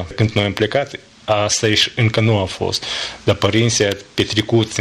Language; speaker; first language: Romanian; non-native, learner; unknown